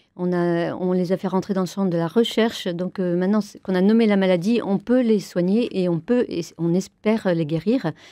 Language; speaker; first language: French; native; French